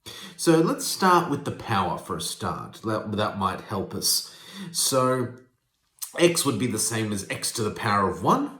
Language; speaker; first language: English; native; English